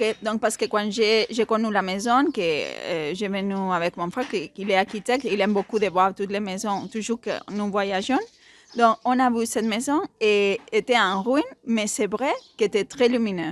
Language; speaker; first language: French; non-native, fluent; Spanish